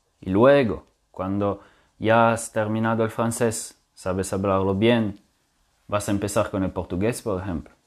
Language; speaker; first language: Spanish; non-native, fluent; French